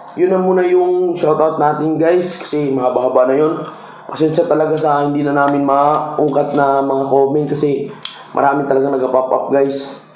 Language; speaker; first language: Filipino; non-native, local second language; Cebuano